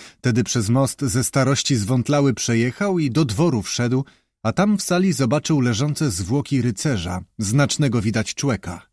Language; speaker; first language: Polish; native; Polish